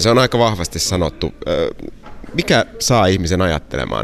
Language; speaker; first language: Finnish; native; Finnish